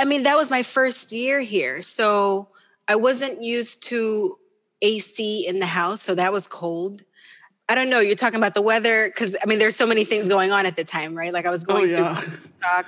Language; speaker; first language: English; non-native, local second language; Pampanga